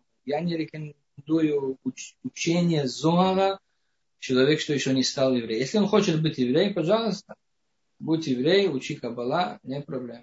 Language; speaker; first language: Russian; non-native, fluent; Hebrew